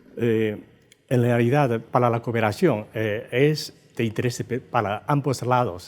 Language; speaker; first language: Spanish; non-native, fluent; Chinese